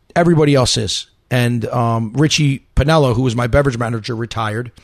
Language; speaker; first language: English; native; English